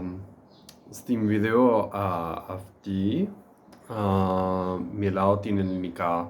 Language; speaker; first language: Greek; non-native, learner; English